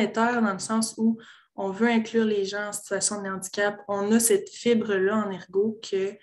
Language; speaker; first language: French; native; French